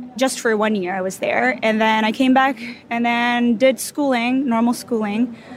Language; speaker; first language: English; non-native, fluent; Japanese